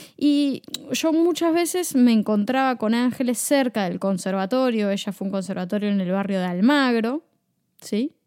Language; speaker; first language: Spanish; native; Spanish